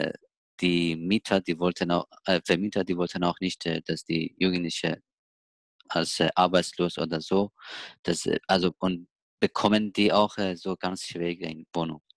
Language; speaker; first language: German; non-native, learner; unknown